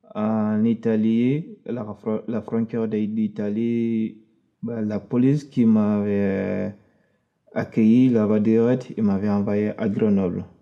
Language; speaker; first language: French; non-native, fluent; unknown